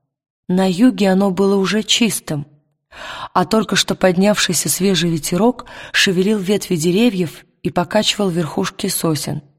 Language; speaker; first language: Russian; native; Russian